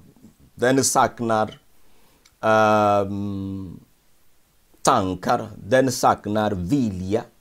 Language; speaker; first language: Swedish; non-native, fluent; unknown